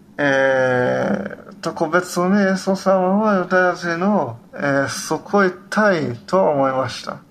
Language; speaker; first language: Japanese; non-native, learner; Hebrew